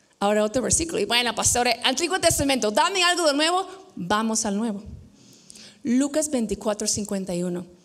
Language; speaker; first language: Spanish; non-native, fluent; English